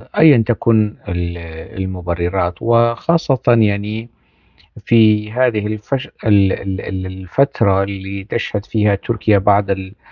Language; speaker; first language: Arabic; non-native, local second language; Kurdish